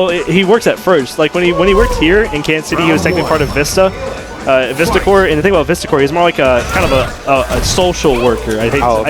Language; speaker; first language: English; native; English